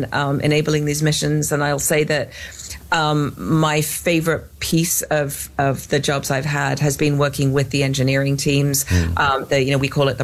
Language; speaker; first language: English; native; English